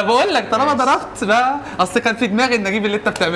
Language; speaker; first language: Arabic; native; Arabic